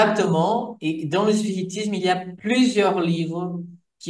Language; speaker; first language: French; non-native, fluent; Portuguese